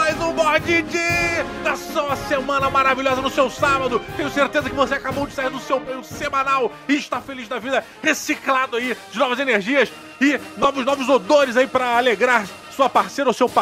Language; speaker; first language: Portuguese; native; Portuguese